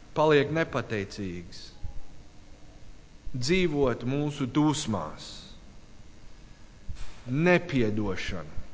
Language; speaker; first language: Latvian; non-native, learner; English